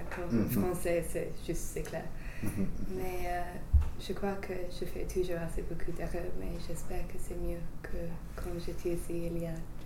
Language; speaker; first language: French; non-native, fluent; English